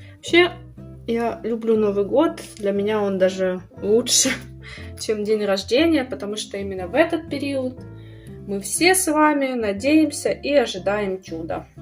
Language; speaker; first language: Russian; native; Russian